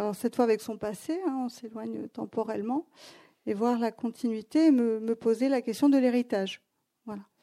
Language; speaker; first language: French; non-native, fluent; Greek